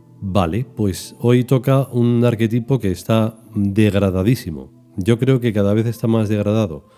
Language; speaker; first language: Spanish; native; Spanish